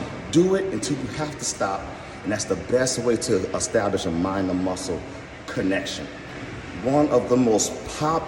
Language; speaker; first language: English; native; English